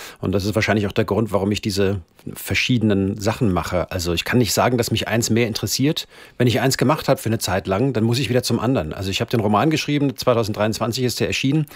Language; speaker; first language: German; native; German